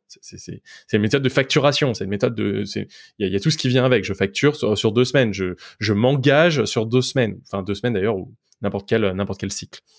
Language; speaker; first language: French; native; French